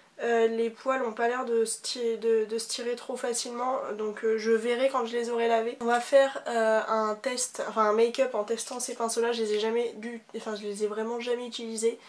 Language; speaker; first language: French; native; French